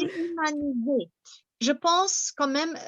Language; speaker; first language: French; non-native, fluent; German